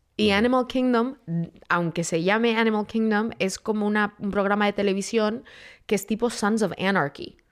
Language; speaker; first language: Spanish; native; Spanish